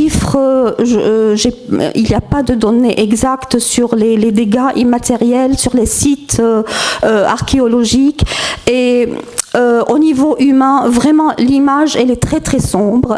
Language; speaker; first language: French; non-native, fluent; Arabic